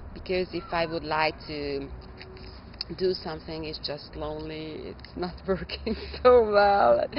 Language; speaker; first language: English; non-native, fluent; Hungarian